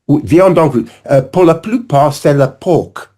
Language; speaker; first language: French; non-native, learner; English